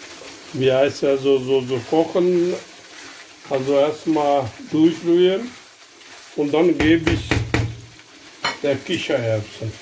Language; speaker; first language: German; non-native, learner; Urdu